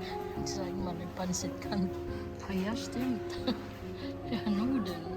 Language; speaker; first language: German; non-native, fluent; Waray